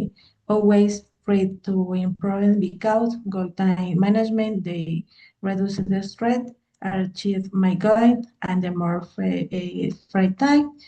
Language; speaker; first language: English; non-native, learner; Spanish